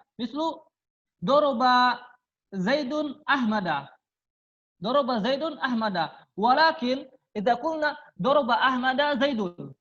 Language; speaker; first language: Arabic; non-native, learner; Indonesian